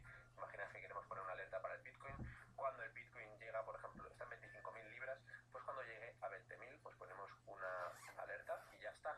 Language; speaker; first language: Spanish; native; Spanish